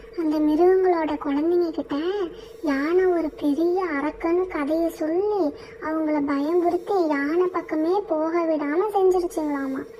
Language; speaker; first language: Tamil; native; Tamil